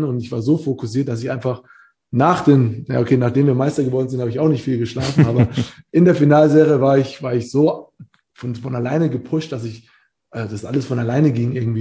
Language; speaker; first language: German; native; German